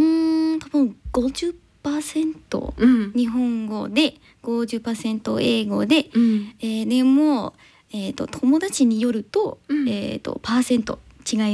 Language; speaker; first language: Japanese; non-native, learner; English